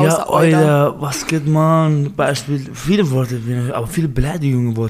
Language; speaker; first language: German; non-native, learner; Baluchi